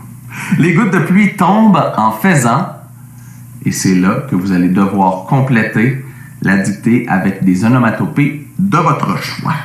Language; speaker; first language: French; native; French